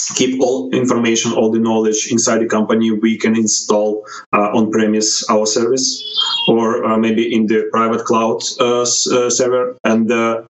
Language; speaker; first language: English; non-native, fluent; Ukrainian